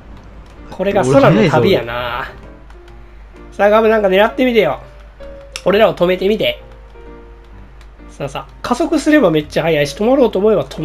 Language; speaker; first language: Japanese; native; Japanese